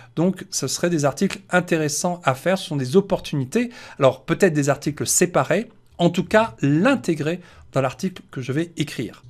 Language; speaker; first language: French; native; French